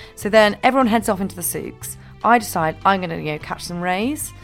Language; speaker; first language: English; native; English